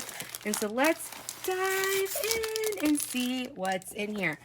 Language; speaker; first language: English; native; English